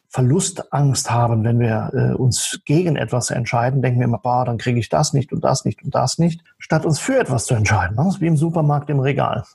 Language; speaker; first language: German; native; German